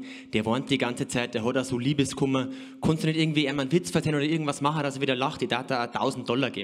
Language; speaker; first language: German; native; German